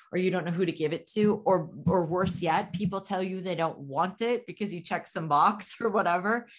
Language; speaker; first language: English; native; English